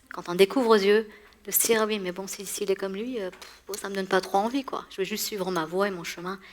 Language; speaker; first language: French; early bilingual, other home language; Persian